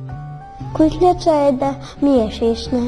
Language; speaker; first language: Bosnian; early bilingual, heritage; Bosnian